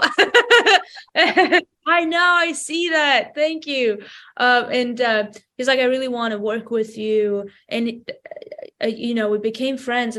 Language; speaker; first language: English; non-native, fluent; Armenian